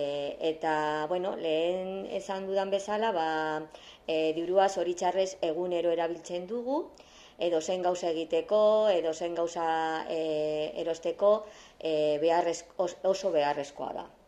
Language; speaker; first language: Basque; non-native, local second language; Spanish